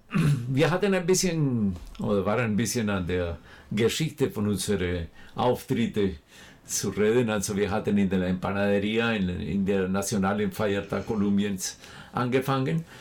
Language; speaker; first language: German; non-native, fluent; Spanish